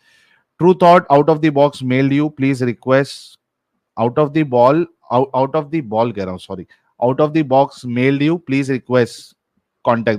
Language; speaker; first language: Hindi; native; Hindi